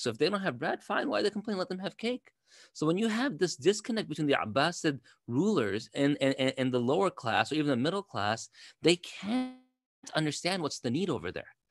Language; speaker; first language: English; native; English